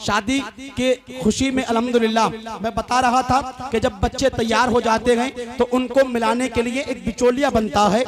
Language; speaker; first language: Hindi; native; Hindi